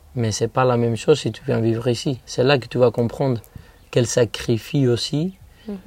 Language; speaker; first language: French; non-native, fluent; Spanish